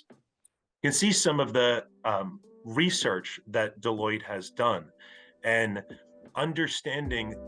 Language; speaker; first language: English; native; English